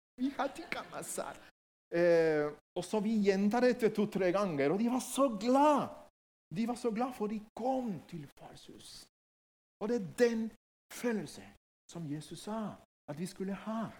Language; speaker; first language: Norwegian; non-native, fluent; Spanish